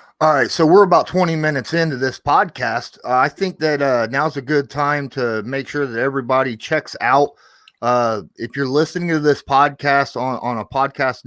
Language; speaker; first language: English; native; English